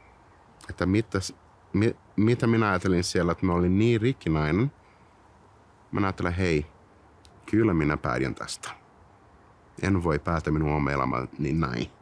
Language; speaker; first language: Finnish; non-native, learner; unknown